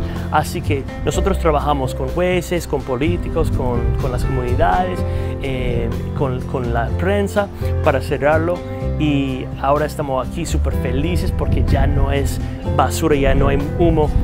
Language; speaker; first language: Spanish; non-native, fluent; English